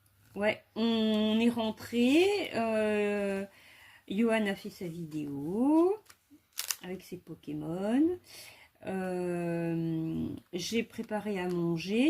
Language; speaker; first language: French; native; French